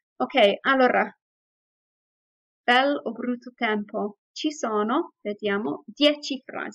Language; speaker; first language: Italian; non-native, fluent; English